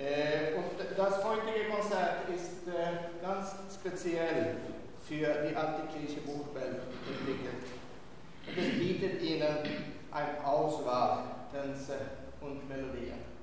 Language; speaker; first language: German; non-native, fluent; Swedish